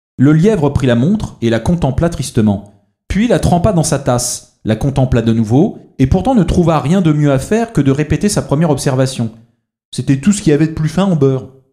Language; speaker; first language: French; native; French